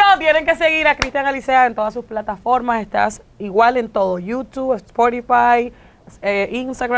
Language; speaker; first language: Spanish; native; Spanish